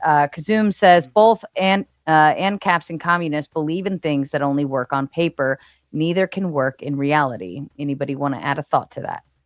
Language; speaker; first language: English; native; English